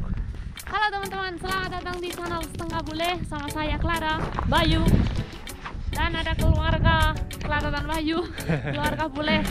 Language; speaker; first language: Indonesian; non-native, fluent; Spanish